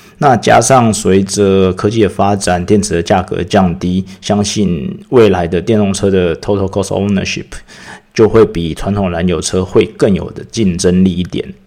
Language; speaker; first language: Chinese; native; Chinese